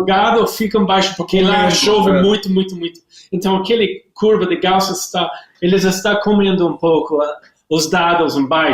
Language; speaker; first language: Portuguese; non-native, learner; English